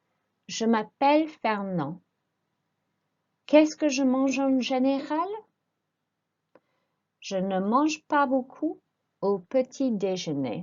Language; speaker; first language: French; non-native, fluent; English